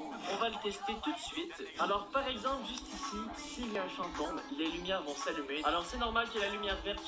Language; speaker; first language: French; native; French